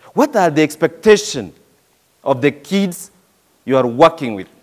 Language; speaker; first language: English; non-native, local second language; Swahili